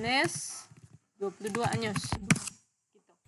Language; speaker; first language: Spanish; non-native, learner; Indonesian